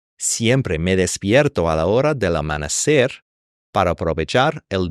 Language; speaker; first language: Spanish; non-native, fluent; English